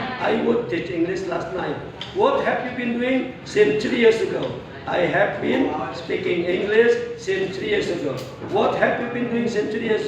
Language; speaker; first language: English; non-native, fluent; Indonesian